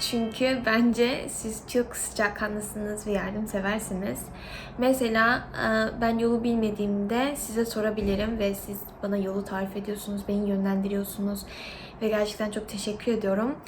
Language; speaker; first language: Turkish; non-native, fluent; Korean